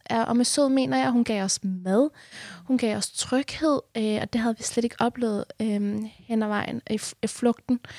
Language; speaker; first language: Danish; early bilingual, other home language; Persian